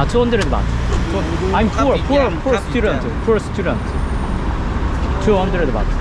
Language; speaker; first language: English; non-native, learner; Korean